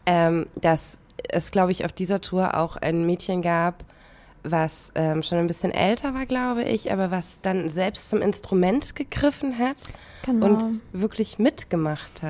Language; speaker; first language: German; native; German